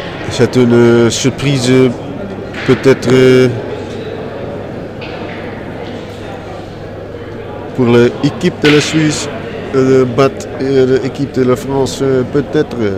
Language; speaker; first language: French; non-native, learner; Dutch